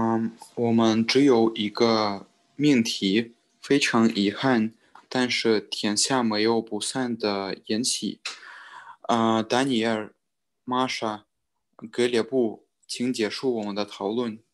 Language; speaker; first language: Chinese; non-native, learner; Russian